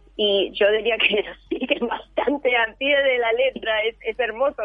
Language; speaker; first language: Spanish; non-native, fluent; English